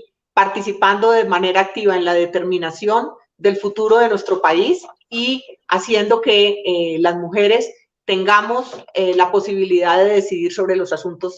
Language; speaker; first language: Spanish; native; Spanish